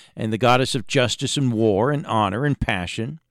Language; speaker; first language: English; native; English